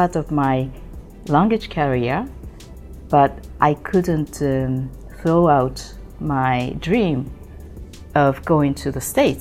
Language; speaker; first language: English; non-native, fluent; Japanese